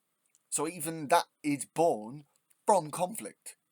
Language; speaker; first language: English; native; English